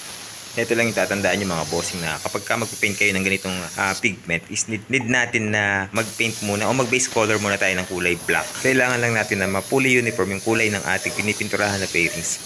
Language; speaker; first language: Filipino; native; Filipino